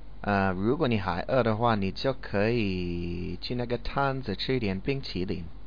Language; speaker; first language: Chinese; non-native, learner; English